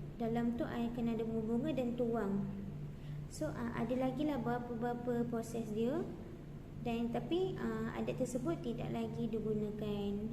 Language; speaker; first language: Malay; native; Malay